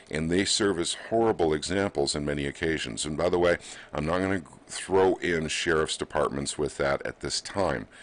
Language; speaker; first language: English; native; English